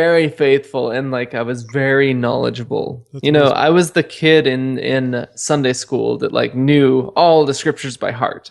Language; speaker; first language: English; native; English